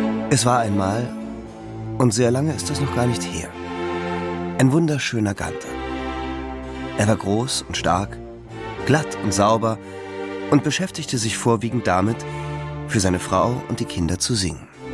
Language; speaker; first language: German; native; German